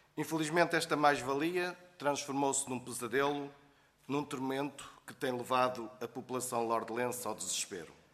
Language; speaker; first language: Portuguese; native; Portuguese